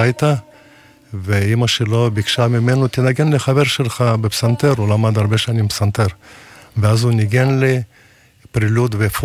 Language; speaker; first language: Hebrew; non-native, fluent; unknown